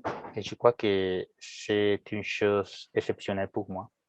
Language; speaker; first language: French; non-native, fluent; Spanish